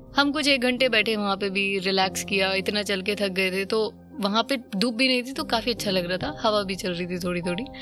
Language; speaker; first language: Hindi; native; Hindi